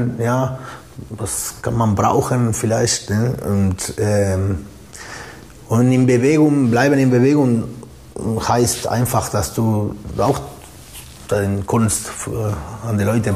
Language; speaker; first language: German; non-native, fluent; Spanish